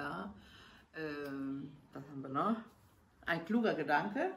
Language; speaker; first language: German; non-native, learner; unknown